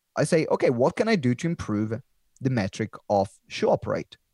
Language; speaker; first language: English; non-native, fluent; Italian